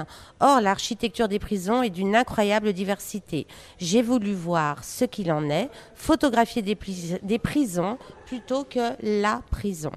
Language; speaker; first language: French; native; French